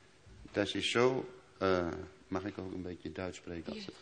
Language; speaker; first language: German; non-native, learner; Dutch